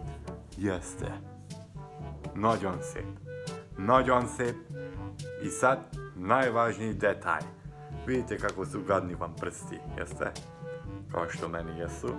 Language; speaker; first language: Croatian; non-native, local second language; Hungarian